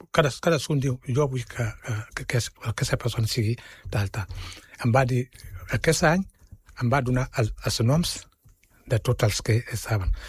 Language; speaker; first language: Catalan; non-native, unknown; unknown